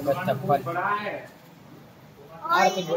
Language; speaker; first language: Hindi; non-native, local second language; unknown